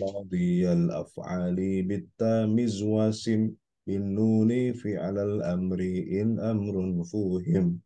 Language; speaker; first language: Arabic; non-native, fluent; Indonesian